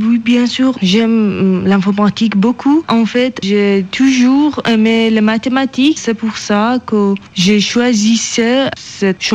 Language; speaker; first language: French; non-native, learner; Persian